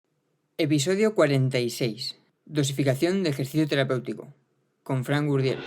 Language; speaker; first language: Spanish; native; Spanish